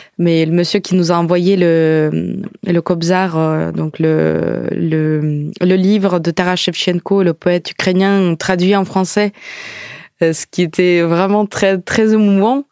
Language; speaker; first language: French; non-native, fluent; Ukrainian